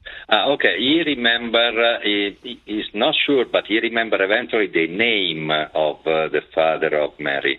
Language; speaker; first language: English; non-native, fluent; Italian